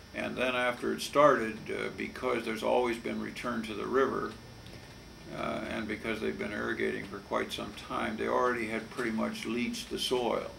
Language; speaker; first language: English; native; English